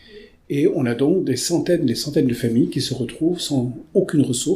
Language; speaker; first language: French; native; French